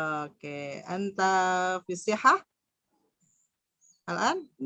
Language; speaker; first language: Arabic; non-native, fluent; Indonesian